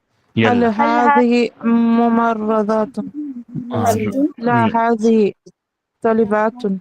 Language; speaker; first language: Arabic; non-native, learner; Urdu